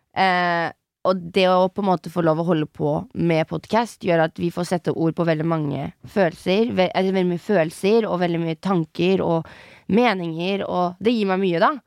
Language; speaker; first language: Norwegian; early bilingual, other home language; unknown